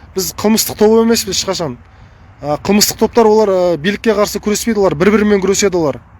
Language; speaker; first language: Kazakh; native; Kazakh